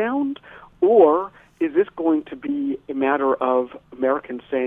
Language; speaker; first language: English; native; English